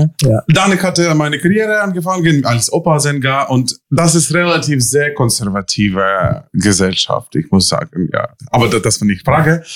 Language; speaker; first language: German; non-native, learner; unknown